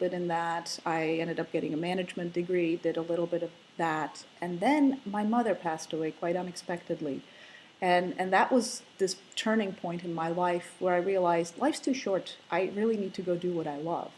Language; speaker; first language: English; non-native, fluent; Slovak